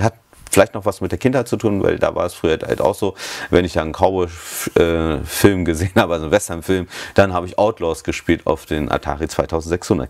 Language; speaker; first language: German; native; German